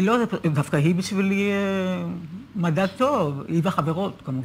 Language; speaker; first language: Hebrew; native; Hebrew